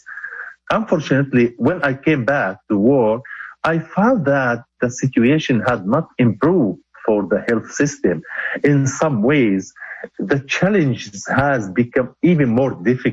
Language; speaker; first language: English; non-native, local second language; Arabic